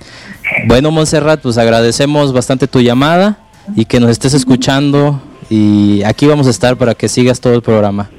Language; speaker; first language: Spanish; native; Spanish